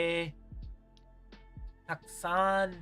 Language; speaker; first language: Japanese; non-native, learner; English